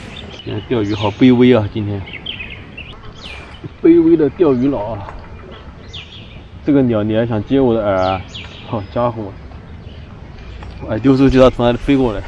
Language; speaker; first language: Chinese; native; Chinese